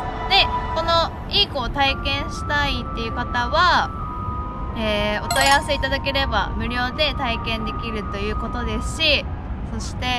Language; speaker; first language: Japanese; native; Japanese